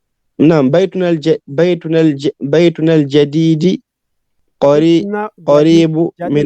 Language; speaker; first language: Arabic; non-native, learner; French